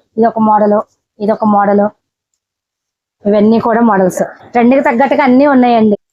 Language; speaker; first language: Telugu; native; Telugu